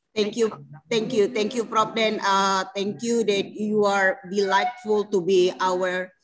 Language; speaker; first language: English; non-native, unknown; Indonesian